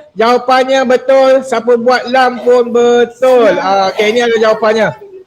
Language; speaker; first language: Malay; native; Malay